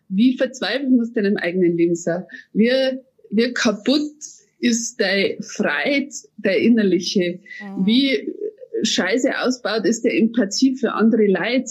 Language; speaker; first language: German; native; German